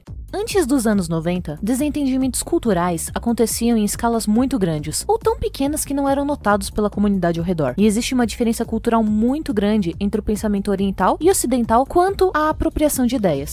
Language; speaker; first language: Portuguese; native; Portuguese